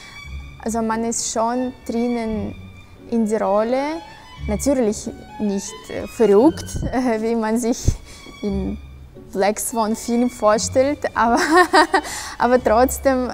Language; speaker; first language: German; non-native, fluent; Russian